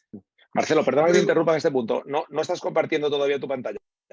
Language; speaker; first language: Spanish; native; Spanish